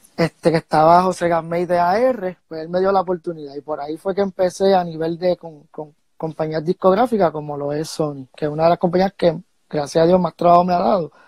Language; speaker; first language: Spanish; early bilingual, heritage; Spanish